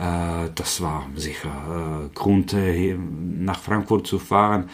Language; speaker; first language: German; non-native, fluent; Czech